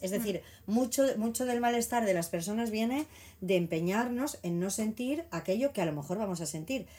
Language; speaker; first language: Spanish; native; Spanish